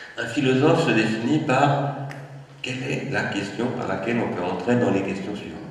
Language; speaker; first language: French; native; French